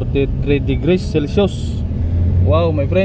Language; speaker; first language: English; non-native, learner; Filipino